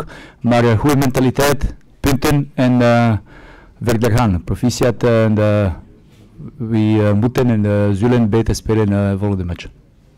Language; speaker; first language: Dutch; non-native, fluent; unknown